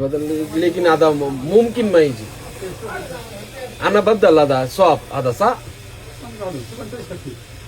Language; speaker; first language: Arabic; non-native, learner; Bangla